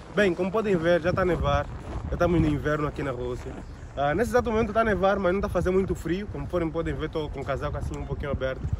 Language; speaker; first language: Portuguese; native; Portuguese